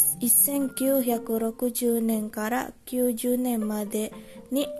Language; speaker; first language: Japanese; non-native, learner; Indonesian